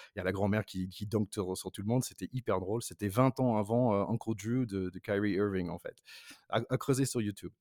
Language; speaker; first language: French; non-native, fluent; English